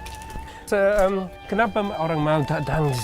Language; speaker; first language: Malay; non-native, learner; English